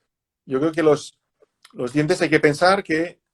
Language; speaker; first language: Spanish; native; Spanish